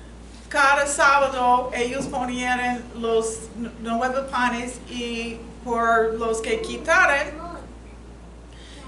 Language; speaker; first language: Spanish; non-native, fluent; English